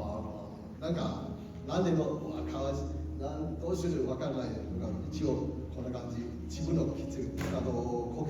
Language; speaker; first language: Japanese; non-native, learner; Cantonese